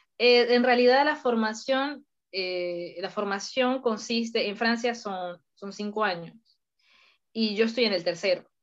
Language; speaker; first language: Spanish; native; Spanish